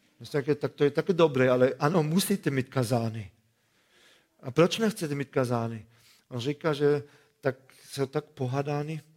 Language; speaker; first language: Czech; non-native, fluent; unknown